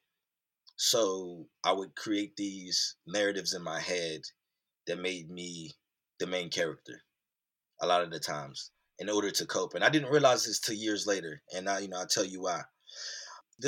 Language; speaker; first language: English; native; English